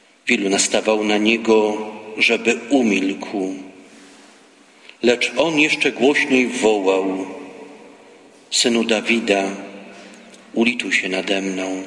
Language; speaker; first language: Polish; native; Polish